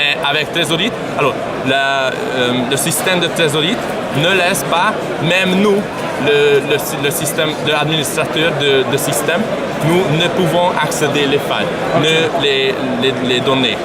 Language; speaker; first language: French; non-native, learner; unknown